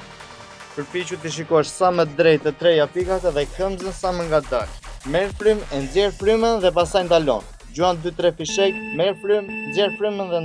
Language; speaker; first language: Albanian; native; Albanian